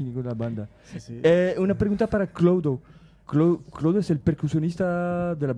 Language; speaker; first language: Spanish; non-native, learner; French